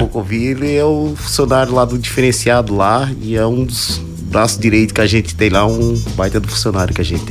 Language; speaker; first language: Portuguese; non-native, learner; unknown